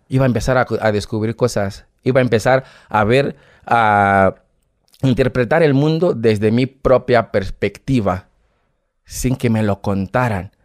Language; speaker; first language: Spanish; non-native, fluent; Portuguese